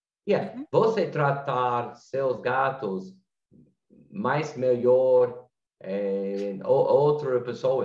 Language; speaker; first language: Portuguese; non-native, learner; English